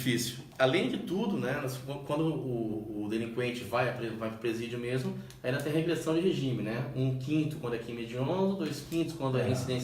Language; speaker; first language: Portuguese; native; Portuguese